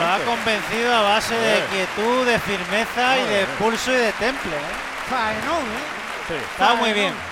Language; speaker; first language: Spanish; native; Spanish